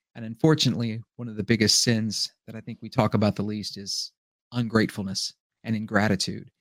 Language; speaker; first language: English; native; English